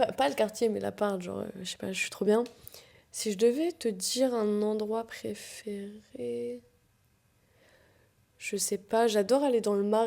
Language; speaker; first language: French; native; French